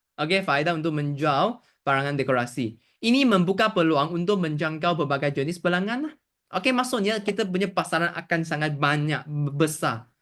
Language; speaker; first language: Malay; non-native, local second language; Chinese